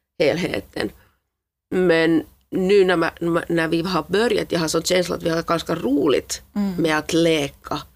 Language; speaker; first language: Swedish; non-native, local second language; Finnish